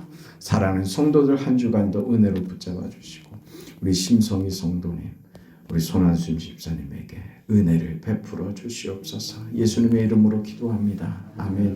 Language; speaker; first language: Korean; native; Korean